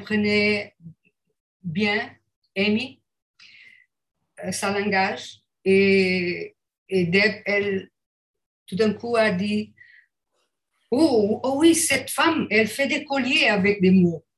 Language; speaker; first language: French; non-native, fluent; Portuguese